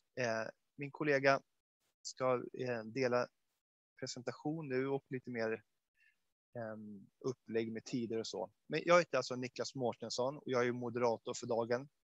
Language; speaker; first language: Swedish; native; Swedish